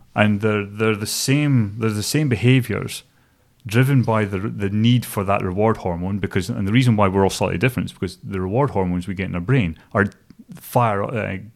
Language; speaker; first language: English; native; English